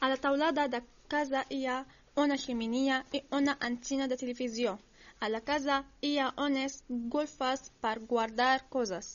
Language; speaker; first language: Catalan; non-native, learner; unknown